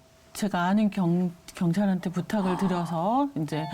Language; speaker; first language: Korean; native; Korean